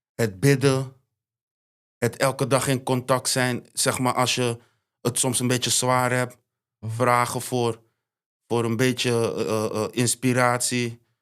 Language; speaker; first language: Dutch; early bilingual, other home language; Papiamento